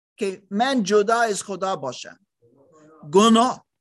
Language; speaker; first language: Persian; non-native, learner; German